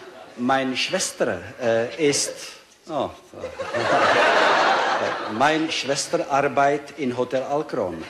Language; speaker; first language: German; non-native, learner; Czech